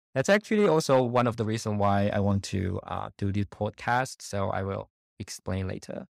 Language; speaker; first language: English; non-native, fluent; Chinese